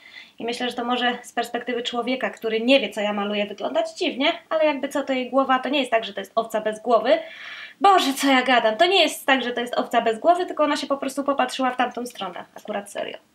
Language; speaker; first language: Polish; native; Polish